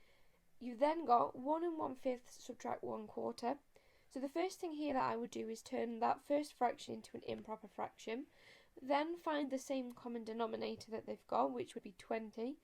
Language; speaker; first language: English; native; English